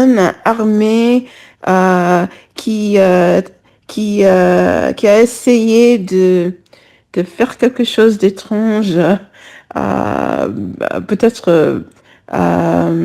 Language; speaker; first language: French; non-native, fluent; English